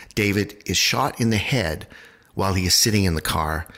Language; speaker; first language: English; native; English